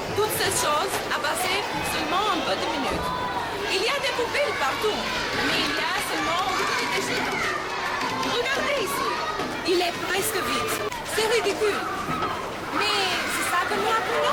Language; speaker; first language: French; non-native, learner; Albanian